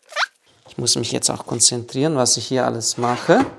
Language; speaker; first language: German; non-native, fluent; Bulgarian